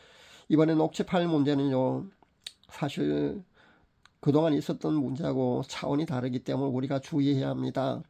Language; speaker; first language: Korean; native; Korean